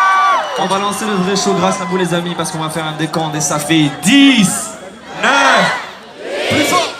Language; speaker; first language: French; native; French